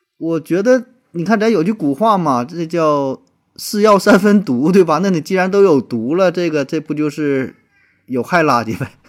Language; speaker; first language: Chinese; native; Chinese